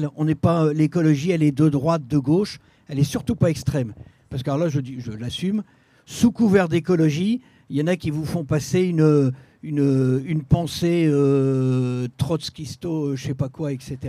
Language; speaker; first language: French; native; French